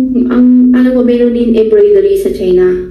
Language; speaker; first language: Filipino; non-native, learner; Chinese